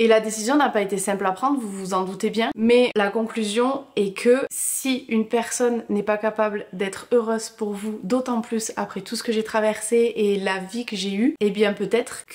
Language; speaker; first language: French; native; French